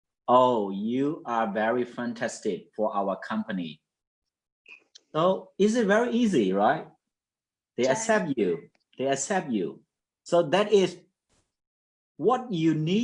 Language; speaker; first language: English; non-native, fluent; Mon